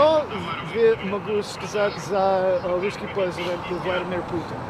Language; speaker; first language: Russian; non-native, learner; English